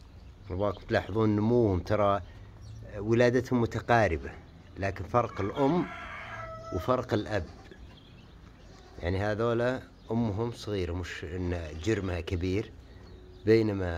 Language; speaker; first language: Arabic; native; Arabic